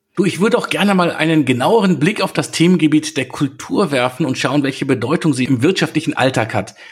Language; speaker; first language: German; native; German